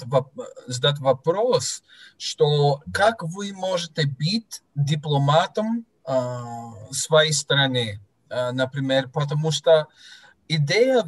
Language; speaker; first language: Russian; non-native, fluent; English